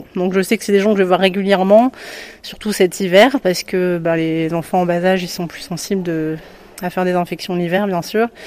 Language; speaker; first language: French; native; French